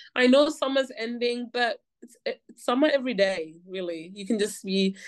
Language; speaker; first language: English; native; English